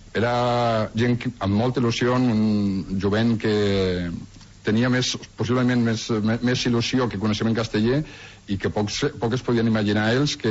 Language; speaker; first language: Catalan; native; Catalan